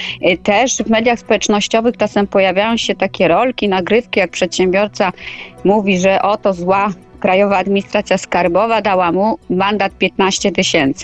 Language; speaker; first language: Polish; native; Polish